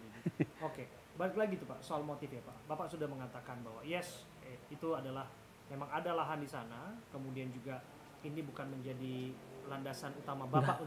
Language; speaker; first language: Indonesian; native; Indonesian